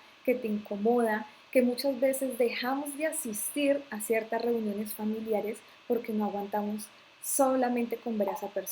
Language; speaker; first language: Spanish; native; Spanish